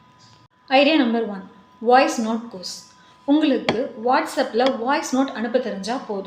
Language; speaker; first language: Tamil; native; Tamil